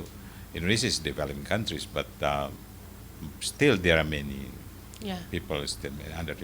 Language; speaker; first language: English; non-native, fluent; Indonesian